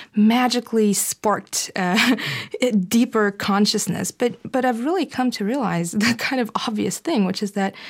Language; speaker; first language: English; non-native, fluent; Bulgarian